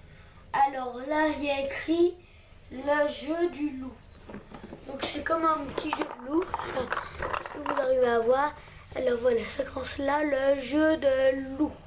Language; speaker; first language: French; native; French